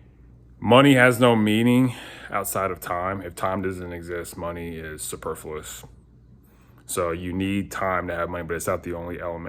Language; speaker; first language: English; native; English